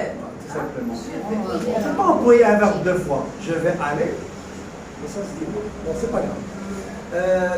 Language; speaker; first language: French; non-native, local second language; Arabic